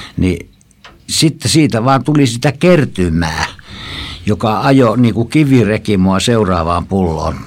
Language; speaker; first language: Finnish; native; Finnish